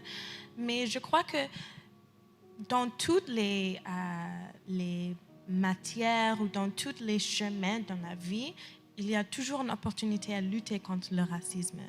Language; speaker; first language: French; early bilingual, heritage; English